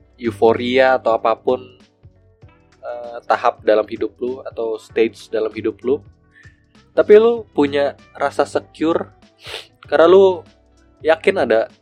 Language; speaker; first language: Indonesian; native; Indonesian